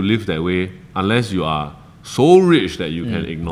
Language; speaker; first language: English; non-native, local second language; Chinese